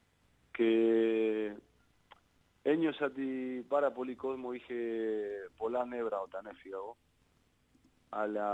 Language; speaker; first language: Greek; non-native, learner; Spanish